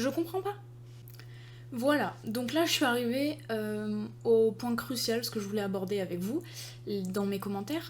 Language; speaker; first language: French; native; French